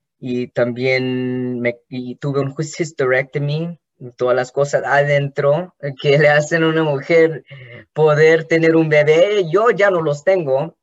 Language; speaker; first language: Spanish; early bilingual, heritage; Spanish